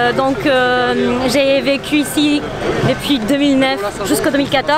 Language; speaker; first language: French; non-native, fluent; Spanish